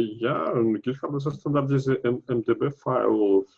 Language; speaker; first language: English; non-native, learner; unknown